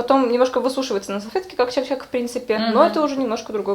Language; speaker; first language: Russian; native; Russian